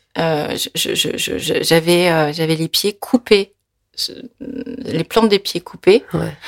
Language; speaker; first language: French; early bilingual, other home language; Korean